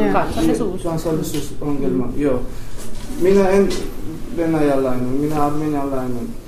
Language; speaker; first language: Finnish; non-native, learner; Armenian